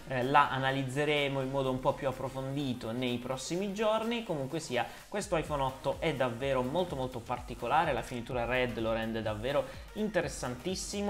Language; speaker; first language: Italian; native; Italian